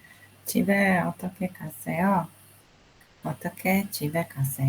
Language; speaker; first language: Korean; non-native, learner; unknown